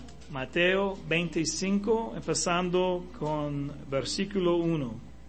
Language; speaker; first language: Spanish; non-native, fluent; English